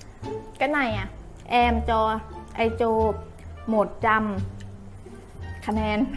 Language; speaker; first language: Vietnamese; non-native, learner; Thai